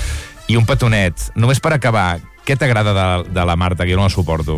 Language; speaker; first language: Catalan; native; Catalan